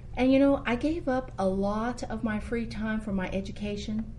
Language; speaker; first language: English; native; English